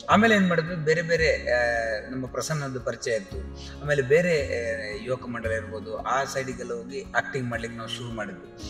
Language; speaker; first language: Kannada; non-native, local second language; Tulu